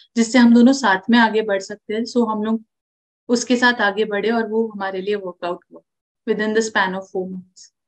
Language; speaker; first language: Hindi; non-native, local second language; Marathi